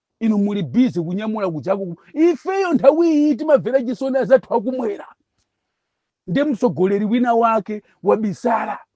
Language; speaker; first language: Nyanja; non-native, local second language; Tumbuka